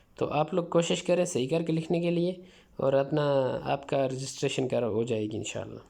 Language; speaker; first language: Urdu; non-native, local second language; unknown